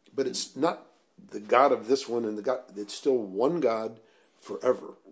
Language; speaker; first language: English; native; English